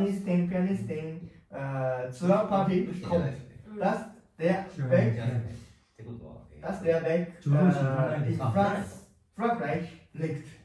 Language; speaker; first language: German; non-native, learner; Japanese